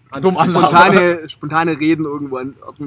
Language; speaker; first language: German; native; German